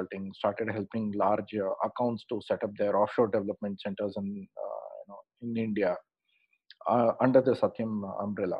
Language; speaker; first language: English; non-native, local second language; Kannada